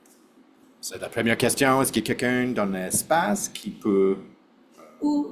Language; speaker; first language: French; non-native, fluent; English